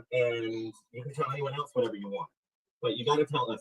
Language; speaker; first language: English; native; English